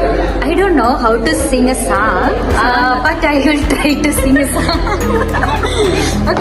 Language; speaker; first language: English; non-native, learner; Kannada